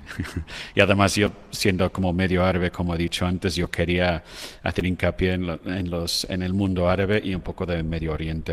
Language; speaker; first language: Spanish; non-native, fluent; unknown